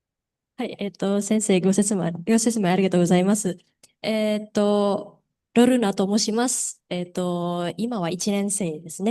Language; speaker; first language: Japanese; non-native, learner; Indonesian